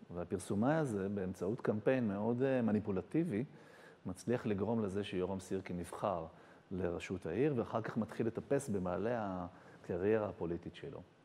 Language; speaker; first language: Hebrew; native; Hebrew